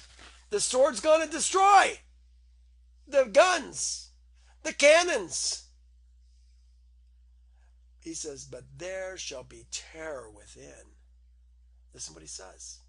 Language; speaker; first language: English; native; English